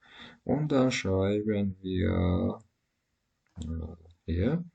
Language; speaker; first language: German; non-native, learner; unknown